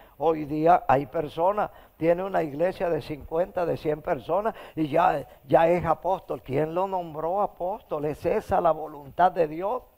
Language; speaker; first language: Spanish; native; Spanish